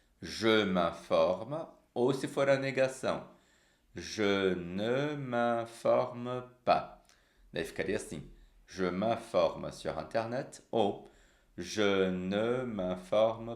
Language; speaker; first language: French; non-native, fluent; Portuguese